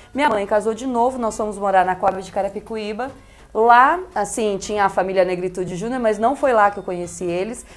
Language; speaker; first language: Portuguese; early bilingual, other home language; Spanish